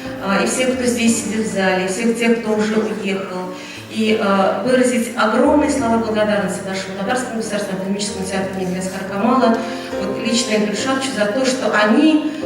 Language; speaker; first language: Russian; native; Russian